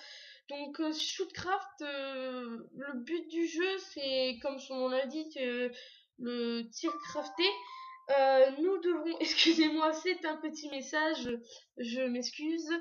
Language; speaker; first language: French; native; French